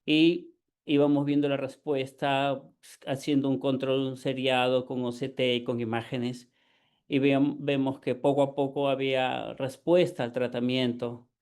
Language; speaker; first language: Spanish; native; Spanish